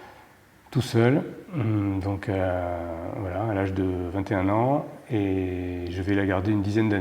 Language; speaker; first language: French; native; French